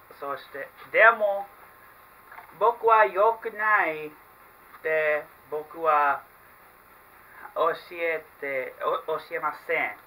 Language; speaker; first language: Japanese; non-native, learner; English